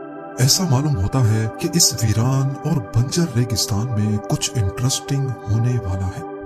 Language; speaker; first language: Urdu; native; Urdu